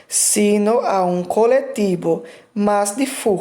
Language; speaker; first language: Spanish; non-native, fluent; Portuguese